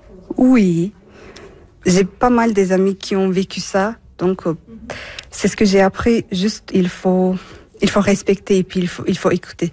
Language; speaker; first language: French; non-native, fluent; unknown